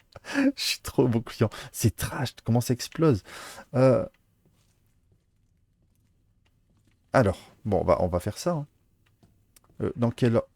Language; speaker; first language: French; native; French